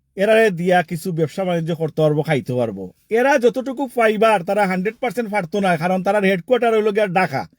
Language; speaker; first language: Bangla; early bilingual, heritage; Sylheti